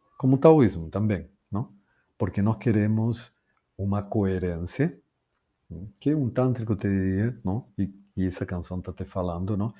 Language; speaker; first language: Portuguese; non-native, fluent; Spanish